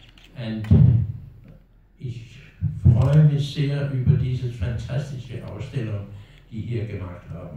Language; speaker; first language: German; non-native, learner; Danish